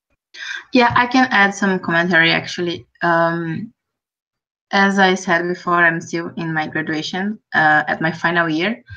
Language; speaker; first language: English; non-native, fluent; Portuguese